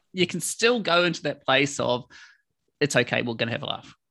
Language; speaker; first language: English; native; English